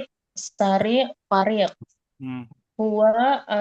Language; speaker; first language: Arabic; non-native, learner; Indonesian